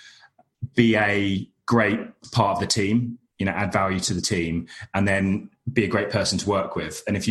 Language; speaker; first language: English; native; English